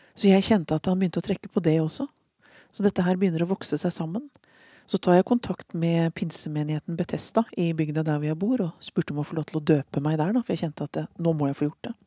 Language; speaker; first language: Norwegian; native; Norwegian